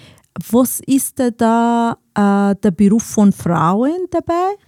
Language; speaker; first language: German; non-native, fluent; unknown